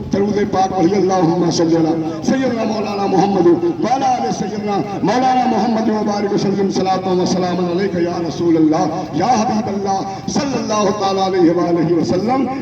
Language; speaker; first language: Urdu; native; Urdu